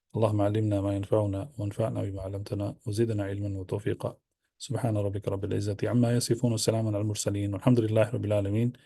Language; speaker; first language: Urdu; native; Urdu